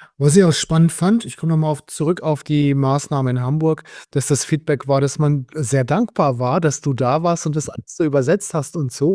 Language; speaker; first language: German; native; German